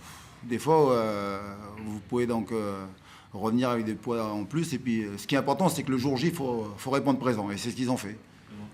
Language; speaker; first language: French; native; French